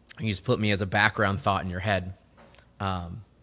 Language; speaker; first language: English; native; English